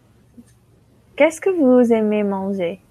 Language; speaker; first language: French; non-native, local second language; Arabic